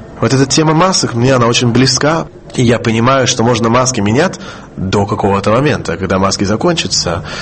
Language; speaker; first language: Russian; non-native, fluent; Hebrew